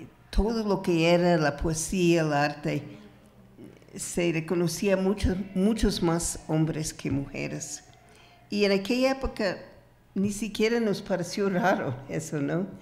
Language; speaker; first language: Spanish; non-native, fluent; English